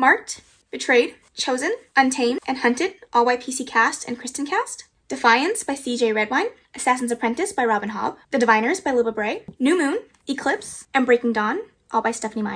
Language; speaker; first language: English; native; English